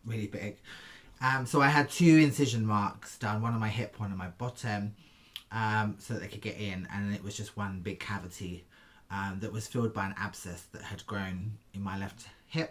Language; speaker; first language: English; native; English